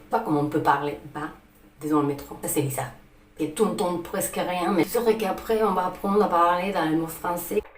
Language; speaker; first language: French; non-native, fluent; Spanish